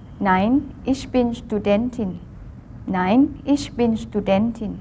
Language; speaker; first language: German; non-native, fluent; Thai